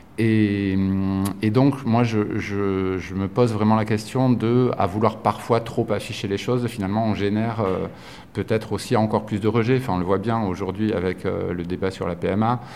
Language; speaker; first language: French; native; French